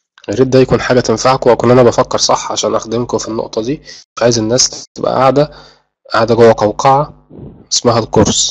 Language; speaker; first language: Arabic; native; Arabic